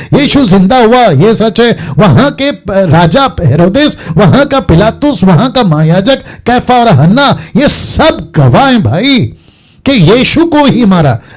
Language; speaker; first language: Hindi; native; Hindi